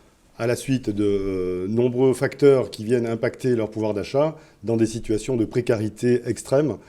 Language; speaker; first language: French; native; French